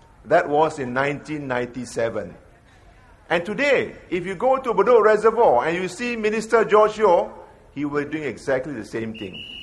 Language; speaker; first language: English; non-native, local second language; Malay